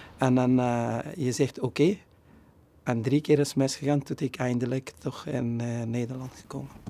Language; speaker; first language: Dutch; non-native, fluent; Persian